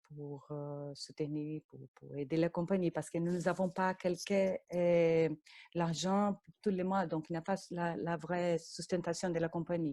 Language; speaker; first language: French; non-native, fluent; Portuguese